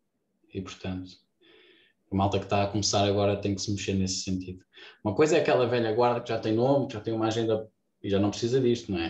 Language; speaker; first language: Portuguese; native; Portuguese